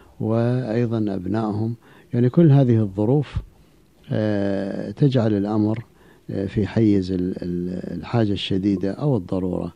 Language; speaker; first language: Arabic; native; Arabic